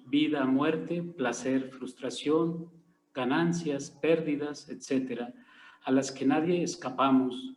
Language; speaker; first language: Spanish; native; Spanish